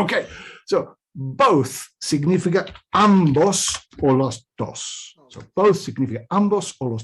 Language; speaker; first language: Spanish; non-native, fluent; English